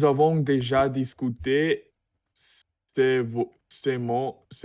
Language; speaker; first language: French; non-native, learner; Russian